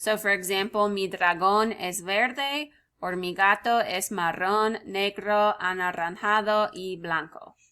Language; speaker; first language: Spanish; non-native, fluent; English